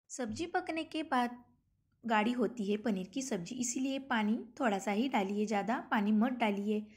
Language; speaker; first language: Hindi; non-native, local second language; Marathi